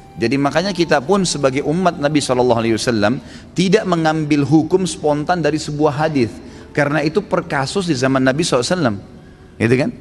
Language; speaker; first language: Indonesian; native; Indonesian